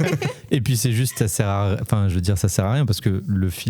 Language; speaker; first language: French; native; French